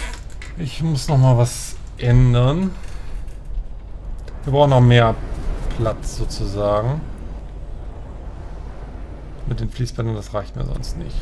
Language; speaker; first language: German; native; German